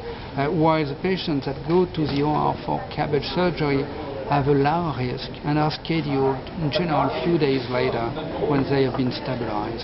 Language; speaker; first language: English; non-native, fluent; French